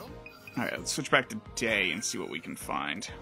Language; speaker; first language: English; native; English